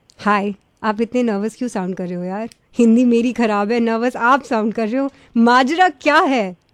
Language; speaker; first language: Hindi; early bilingual, heritage; Hindi